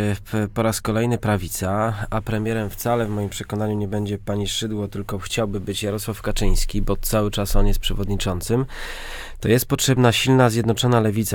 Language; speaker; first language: Polish; native; Polish